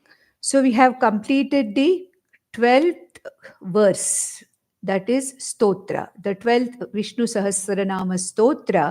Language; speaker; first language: English; non-native, local second language; Konkani